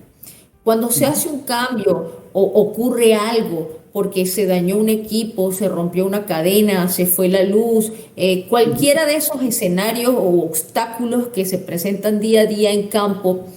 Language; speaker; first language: Spanish; native; Spanish